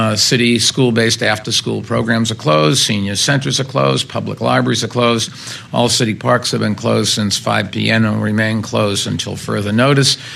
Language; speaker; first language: English; native; English